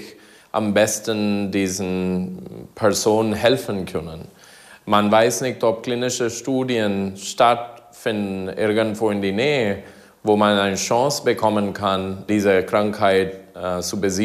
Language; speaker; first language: German; non-native, learner; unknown